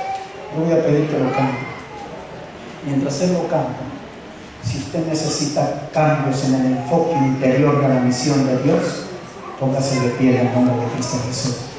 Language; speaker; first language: Spanish; native; Spanish